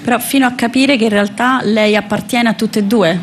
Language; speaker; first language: Italian; native; Italian